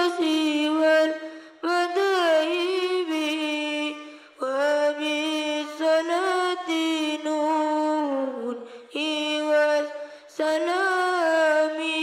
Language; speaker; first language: Arabic; non-native, learner; Madurese